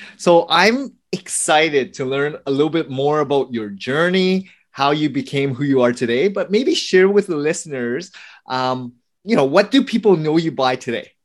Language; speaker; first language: English; early bilingual, other home language; Vietnamese